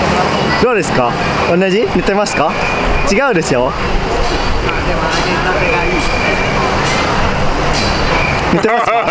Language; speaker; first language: Japanese; non-native, learner; Indonesian